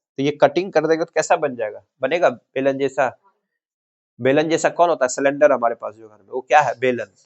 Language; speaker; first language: Hindi; native; Hindi